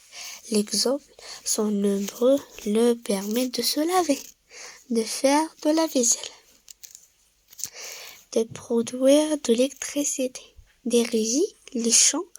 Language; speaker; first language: French; non-native, local second language; Arabic